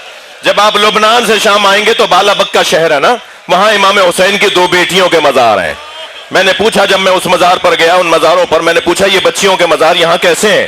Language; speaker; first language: Urdu; native; Urdu